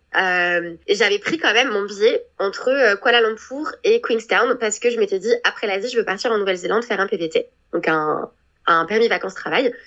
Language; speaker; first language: French; native; French